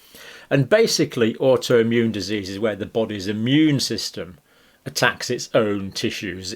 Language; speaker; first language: English; native; English